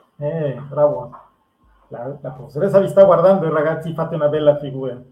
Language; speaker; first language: Italian; non-native, fluent; Spanish